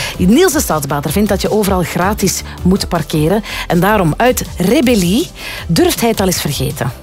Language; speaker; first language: Dutch; native; Dutch